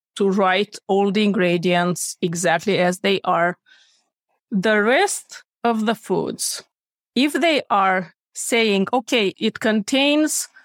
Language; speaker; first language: English; non-native, fluent; Romanian